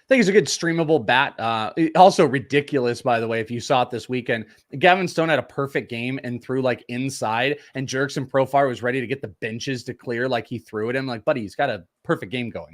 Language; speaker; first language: English; native; English